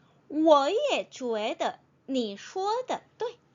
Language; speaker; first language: Chinese; non-native, fluent; Korean